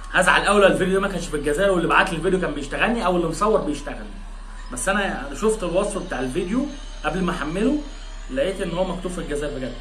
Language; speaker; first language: Arabic; native; Arabic